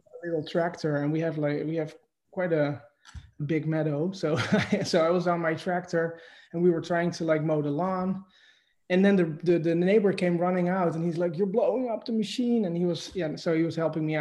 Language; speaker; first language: English; non-native, fluent; Dutch